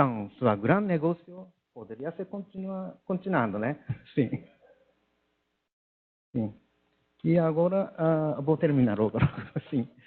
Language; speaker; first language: Portuguese; non-native, learner; Japanese